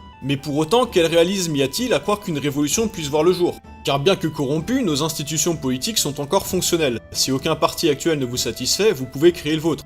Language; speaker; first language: French; native; French